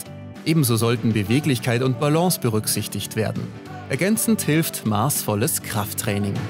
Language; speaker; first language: German; native; German